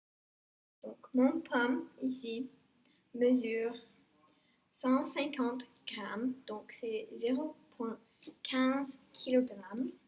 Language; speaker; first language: French; non-native, local second language; English